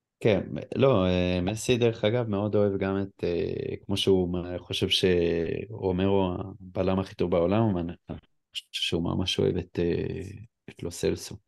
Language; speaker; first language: Hebrew; native; Hebrew